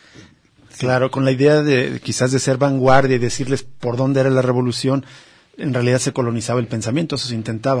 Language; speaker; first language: Spanish; native; Spanish